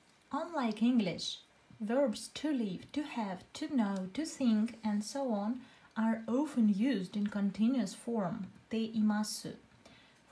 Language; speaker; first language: English; non-native, fluent; Russian